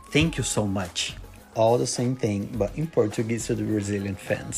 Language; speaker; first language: English; non-native, fluent; Portuguese